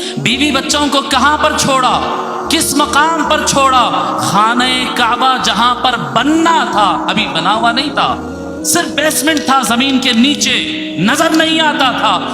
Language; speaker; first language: Urdu; native; Urdu